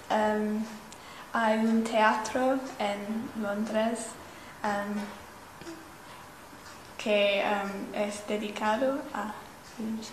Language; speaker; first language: Spanish; non-native, learner; English